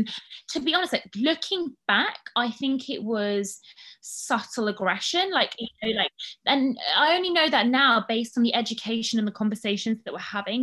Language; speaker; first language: English; native; English